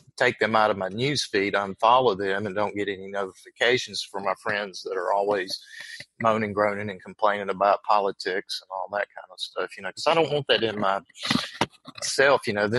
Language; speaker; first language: English; native; English